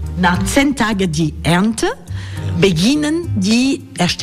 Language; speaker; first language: German; non-native, learner; French